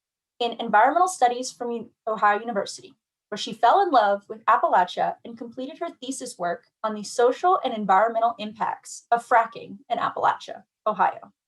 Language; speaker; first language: English; native; English